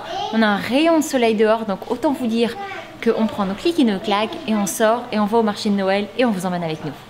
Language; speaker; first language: French; native; French